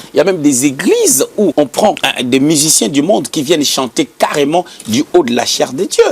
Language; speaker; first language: French; non-native, local second language; Lingala